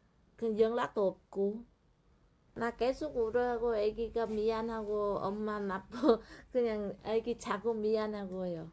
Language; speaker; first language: Korean; non-native, learner; Vietnamese